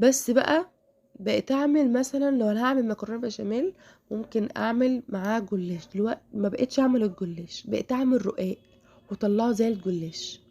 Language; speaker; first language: Arabic; native; Arabic